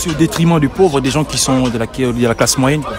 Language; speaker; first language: French; native; French